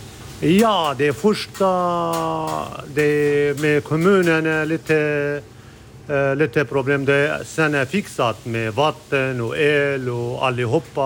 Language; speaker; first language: Swedish; non-native, learner; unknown